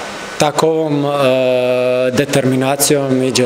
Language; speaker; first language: Polish; non-native, learner; Croatian